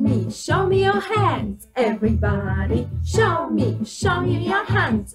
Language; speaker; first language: English; non-native, fluent; Polish